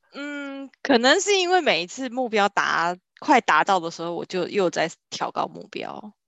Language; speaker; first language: Chinese; native; Chinese